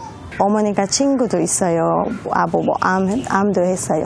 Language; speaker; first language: Korean; non-native, learner; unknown